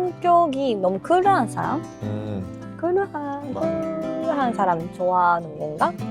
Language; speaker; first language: Korean; non-native, learner; Japanese